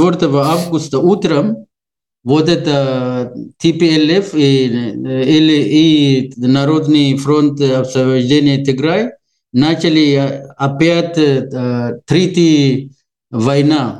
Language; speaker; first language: Russian; non-native, learner; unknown